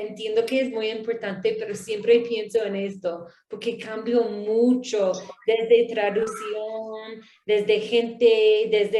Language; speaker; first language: Spanish; non-native, learner; English